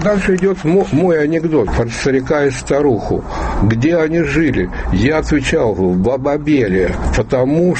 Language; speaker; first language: Russian; native; Russian